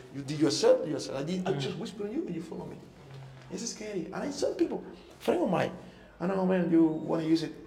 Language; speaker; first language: English; non-native, learner; Spanish